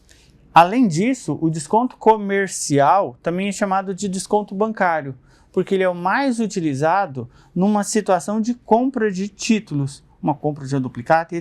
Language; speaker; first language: Portuguese; native; Portuguese